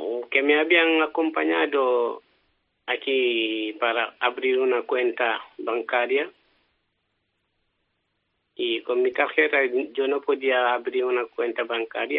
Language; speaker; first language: Spanish; non-native, learner; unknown